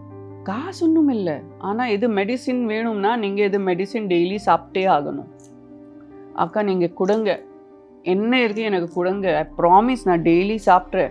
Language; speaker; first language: Tamil; non-native, local second language; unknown